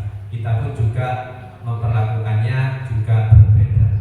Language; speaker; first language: Indonesian; native; Indonesian